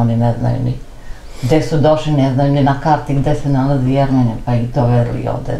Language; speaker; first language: Serbian; non-native, fluent; Armenian